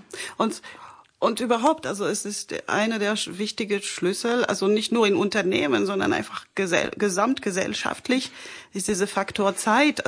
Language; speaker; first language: German; non-native, fluent; French